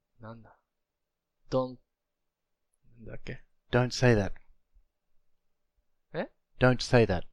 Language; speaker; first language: English; non-native, learner; Japanese